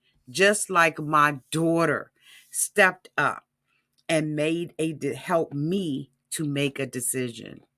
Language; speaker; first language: English; native; English